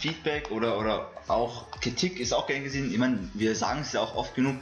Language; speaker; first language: German; native; German